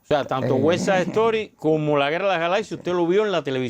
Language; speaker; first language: Spanish; native; Spanish